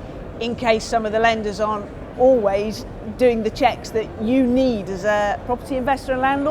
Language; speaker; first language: English; native; English